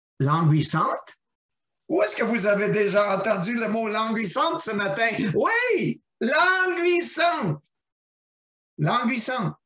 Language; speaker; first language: French; non-native, local second language; English